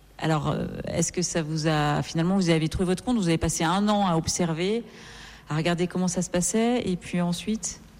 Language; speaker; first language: French; native; French